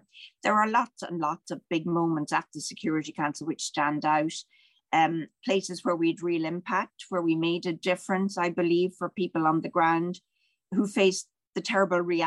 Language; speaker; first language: English; native; English